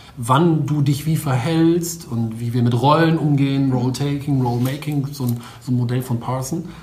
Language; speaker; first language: German; native; German